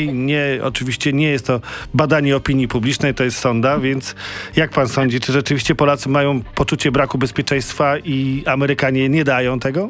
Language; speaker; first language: Polish; native; Polish